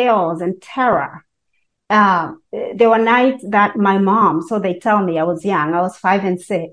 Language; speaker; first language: English; non-native, local second language; Kikuyu